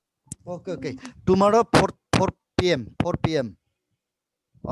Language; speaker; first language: English; non-native, learner; Bangla